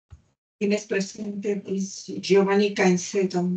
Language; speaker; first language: English; non-native, learner; Spanish